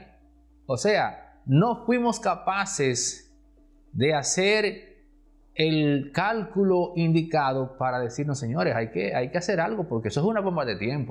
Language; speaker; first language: Spanish; native; Spanish